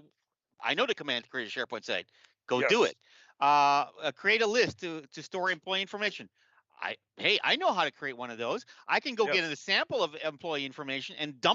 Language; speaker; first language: English; native; English